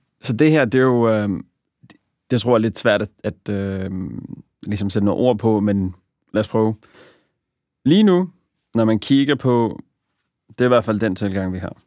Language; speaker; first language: Danish; early bilingual, other home language; Bosnian